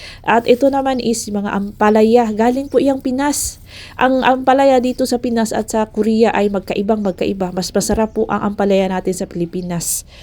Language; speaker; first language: Filipino; non-native, local second language; Cebuano